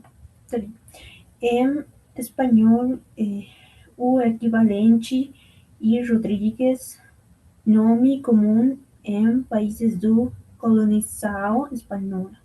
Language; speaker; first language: Portuguese; non-native, learner; Spanish